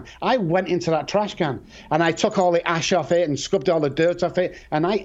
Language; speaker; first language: English; native; English